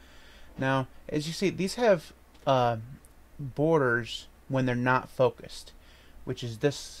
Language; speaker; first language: English; native; English